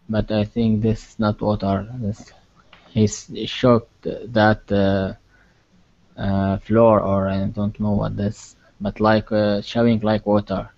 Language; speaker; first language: English; non-native, learner; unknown